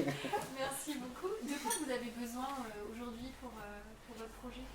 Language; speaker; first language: French; native; French